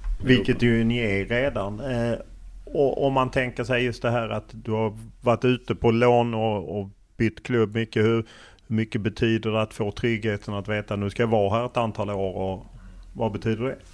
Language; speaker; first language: Swedish; native; Swedish